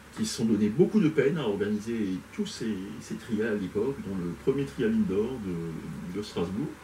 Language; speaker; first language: French; native; French